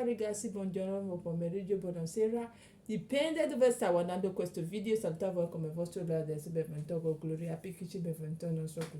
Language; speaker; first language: Italian; non-native, learner; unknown